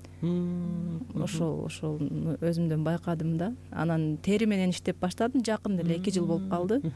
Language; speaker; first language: Kyrgyz; native; Kyrgyz